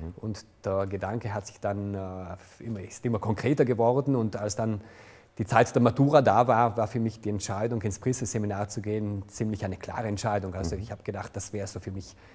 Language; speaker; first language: German; non-native, local second language; Ladin